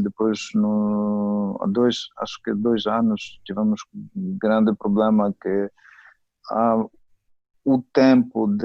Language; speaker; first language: Portuguese; non-native, fluent; Ukrainian